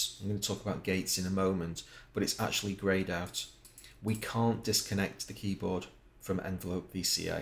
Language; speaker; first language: English; native; English